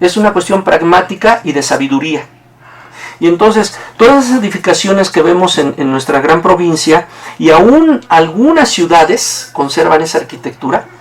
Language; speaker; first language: Spanish; native; Spanish